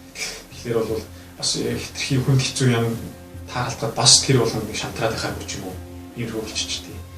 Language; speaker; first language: Mongolian; native; Mongolian